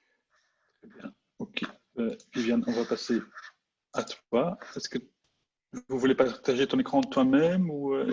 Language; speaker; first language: French; non-native, local second language; Dutch